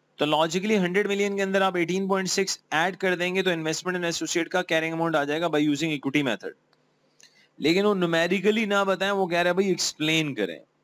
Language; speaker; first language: Urdu; native; Urdu